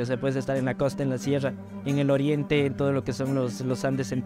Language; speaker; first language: Spanish; native; Spanish